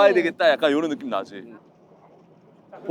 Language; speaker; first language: Korean; native; Korean